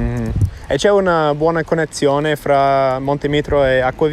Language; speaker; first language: Italian; non-native, fluent; English